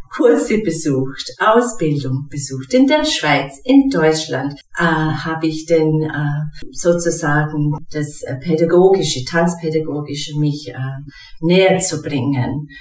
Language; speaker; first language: German; non-native, fluent; English